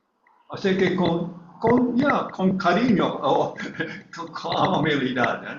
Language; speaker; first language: Spanish; non-native, learner; English